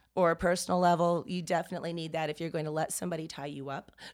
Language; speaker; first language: English; native; English